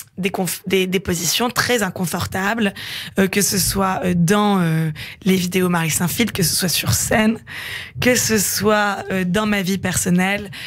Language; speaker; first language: French; native; French